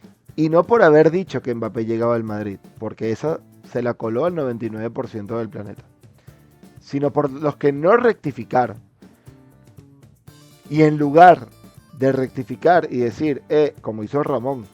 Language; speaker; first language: Spanish; native; Spanish